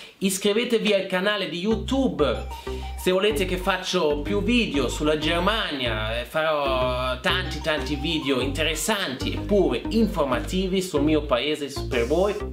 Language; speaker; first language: Italian; non-native, fluent; German